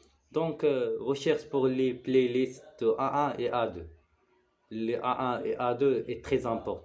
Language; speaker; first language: French; non-native, learner; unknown